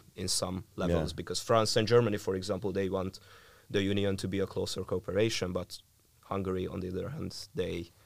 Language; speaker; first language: English; non-native, fluent; Hungarian